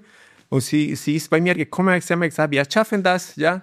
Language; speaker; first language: German; non-native, learner; Spanish